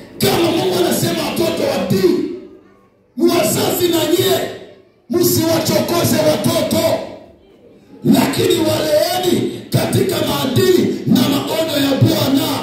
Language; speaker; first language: Swahili; non-native, local second language; Nande